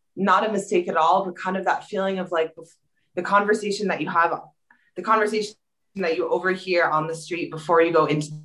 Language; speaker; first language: English; native; English